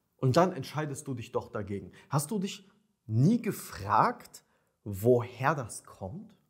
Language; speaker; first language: German; early bilingual, other home language; Ukrainian